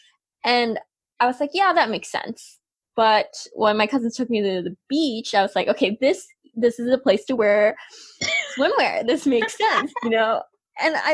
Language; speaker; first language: English; native; English